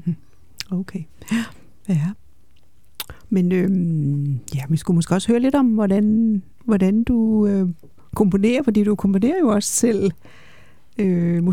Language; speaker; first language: Danish; native; Danish